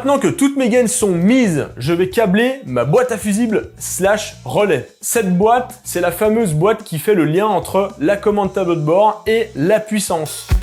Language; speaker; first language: French; native; French